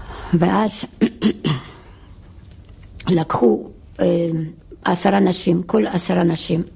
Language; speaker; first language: Hebrew; non-native, fluent; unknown